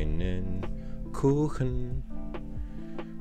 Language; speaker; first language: German; non-native, learner; English